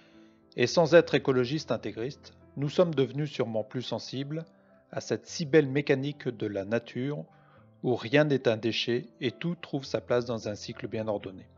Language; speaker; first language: French; native; French